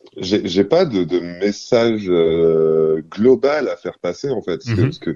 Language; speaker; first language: French; non-native, fluent; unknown